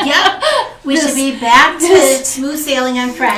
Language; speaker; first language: English; native; English